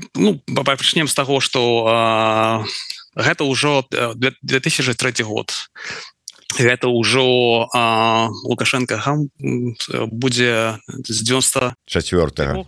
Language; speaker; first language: Belarusian; non-native, local second language; Russian